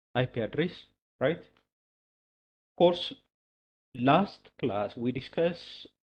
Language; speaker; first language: English; non-native, local second language; Amharic